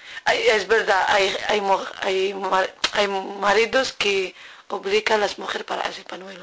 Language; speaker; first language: Spanish; non-native, learner; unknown